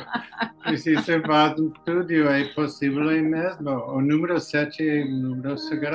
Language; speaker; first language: Portuguese; non-native, learner; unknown